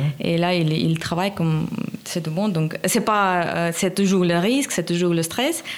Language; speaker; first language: French; non-native, learner; Russian